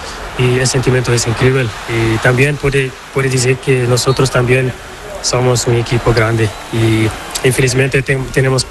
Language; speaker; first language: Spanish; non-native, learner; Portuguese